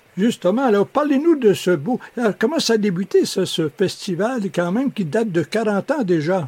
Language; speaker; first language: French; native; French